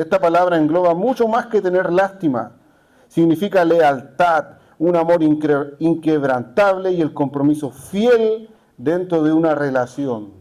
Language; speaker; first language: Spanish; native; Spanish